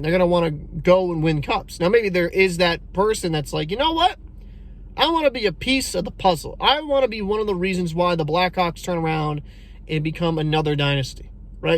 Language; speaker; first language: English; native; English